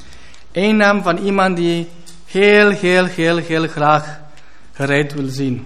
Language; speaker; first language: Dutch; non-native, fluent; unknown